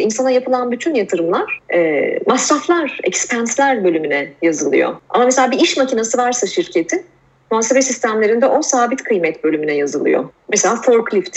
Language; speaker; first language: Turkish; native; Turkish